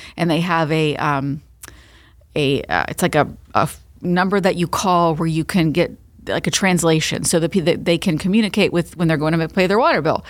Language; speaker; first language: English; native; English